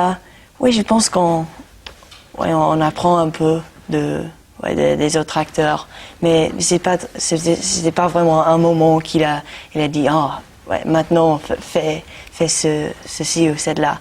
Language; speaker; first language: French; non-native, fluent; English